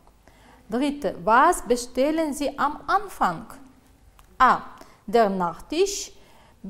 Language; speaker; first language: German; non-native, fluent; Uzbek